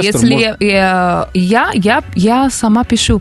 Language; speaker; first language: Russian; non-native, learner; Portuguese